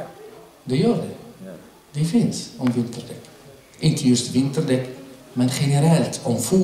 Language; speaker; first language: Swedish; non-native, fluent; Arabic